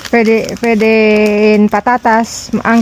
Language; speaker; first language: Spanish; non-native, learner; Filipino